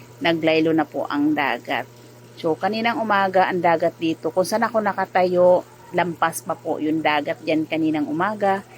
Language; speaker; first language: Filipino; non-native, local second language; Masbatenyo